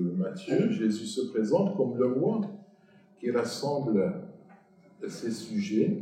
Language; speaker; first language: French; non-native, fluent; Arabic